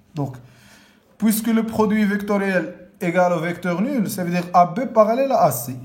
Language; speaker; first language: French; non-native, local second language; Arabic